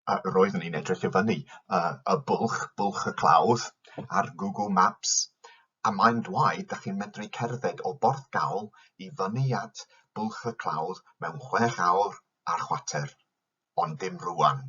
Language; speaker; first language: Welsh; non-native, fluent; English